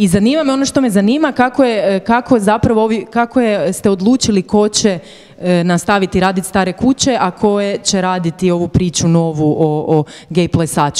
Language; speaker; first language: Croatian; native; Croatian